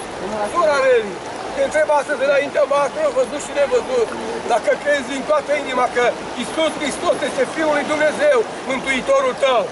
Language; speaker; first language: Romanian; native; Romanian